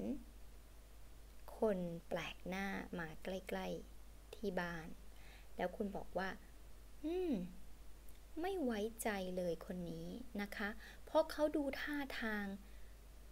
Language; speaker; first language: Thai; native; Thai